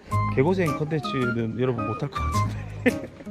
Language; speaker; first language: Korean; native; Korean